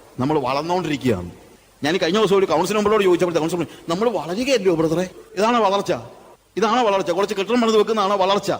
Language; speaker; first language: Malayalam; native; Malayalam